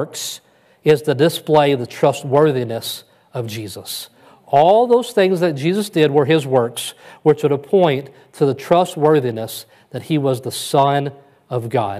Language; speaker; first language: English; native; English